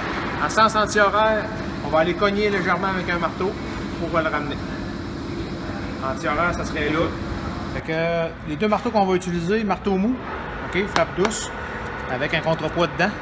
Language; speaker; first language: French; native; French